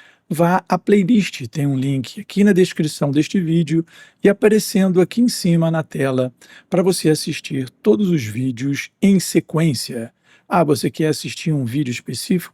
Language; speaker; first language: Portuguese; native; Portuguese